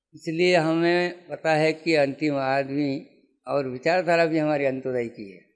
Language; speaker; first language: Hindi; native; Hindi